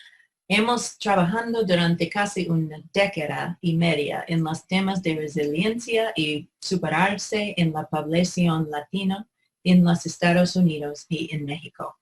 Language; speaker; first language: Spanish; non-native, fluent; English